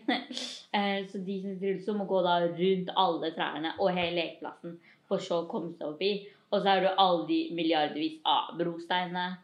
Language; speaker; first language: Norwegian; early bilingual, other home language; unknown